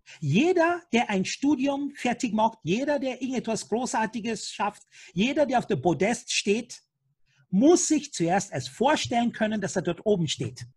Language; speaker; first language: German; non-native, fluent; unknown